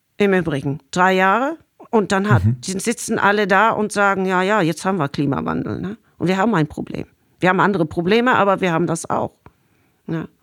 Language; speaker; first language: German; non-native, fluent; English